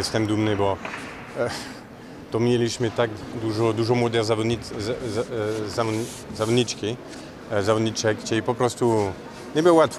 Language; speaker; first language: Polish; non-native, fluent; French